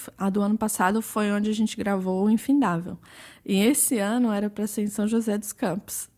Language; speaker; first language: Portuguese; early bilingual, other home language; English